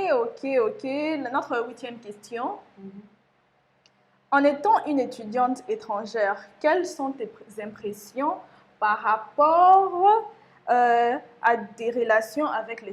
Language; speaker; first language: French; non-native, local second language; Lingala